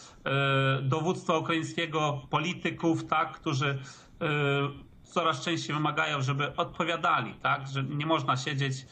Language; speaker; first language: Polish; early bilingual, heritage; Polish